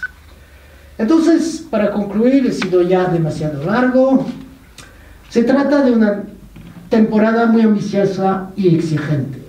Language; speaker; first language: Spanish; non-native, fluent; French